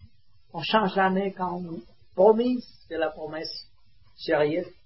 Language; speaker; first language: French; non-native, learner; Vietnamese